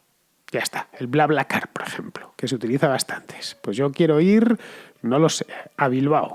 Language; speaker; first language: Spanish; native; Spanish